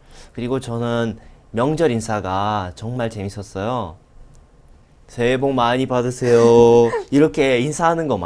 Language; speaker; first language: Korean; non-native, fluent; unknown